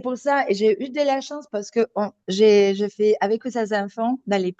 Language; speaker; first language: French; non-native, fluent; Italian